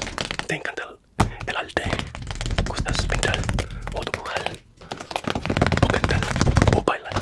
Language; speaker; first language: Spanish; non-native, fluent; English